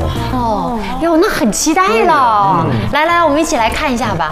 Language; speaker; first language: Chinese; native; Chinese